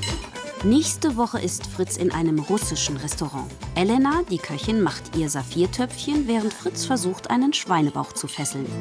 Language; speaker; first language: German; native; German